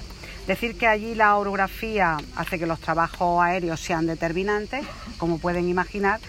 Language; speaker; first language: Spanish; native; Spanish